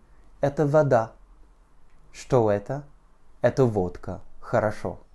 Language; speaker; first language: Russian; non-native, fluent; French